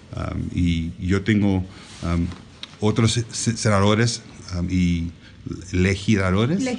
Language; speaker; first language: Spanish; non-native, learner; English